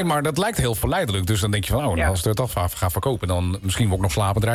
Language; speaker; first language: Dutch; native; Dutch